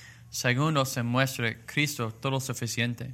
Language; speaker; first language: Spanish; non-native, learner; English